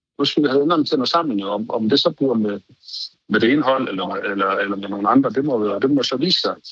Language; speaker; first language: Danish; native; Danish